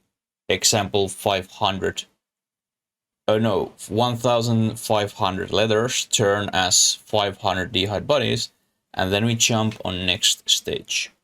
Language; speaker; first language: English; non-native, learner; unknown